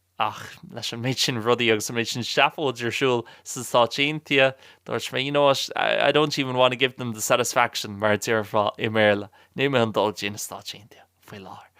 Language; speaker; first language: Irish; non-native, local second language; English